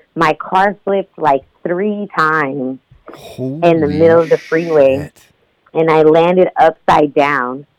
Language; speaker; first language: English; native; English